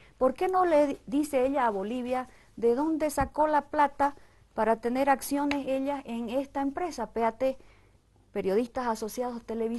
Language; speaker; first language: Spanish; native; Spanish